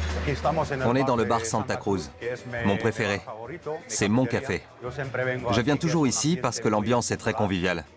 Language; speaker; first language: French; non-native, local second language; Arabic